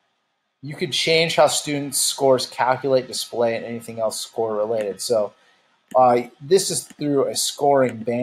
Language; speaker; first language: English; native; English